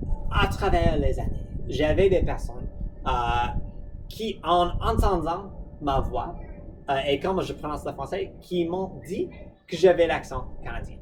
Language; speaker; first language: French; non-native, fluent; English